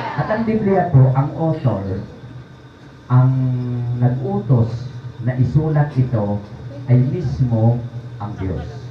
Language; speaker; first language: Filipino; non-native, local second language; Cebuano